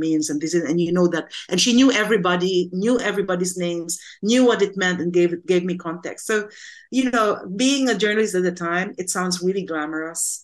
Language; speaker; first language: English; non-native, local second language; Filipino